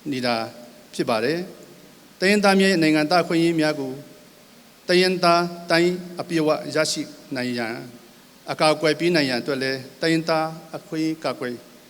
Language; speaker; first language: Burmese; non-native, local second language; Hakha Chin